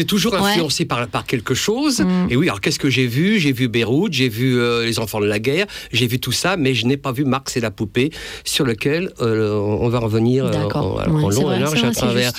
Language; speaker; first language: French; native; French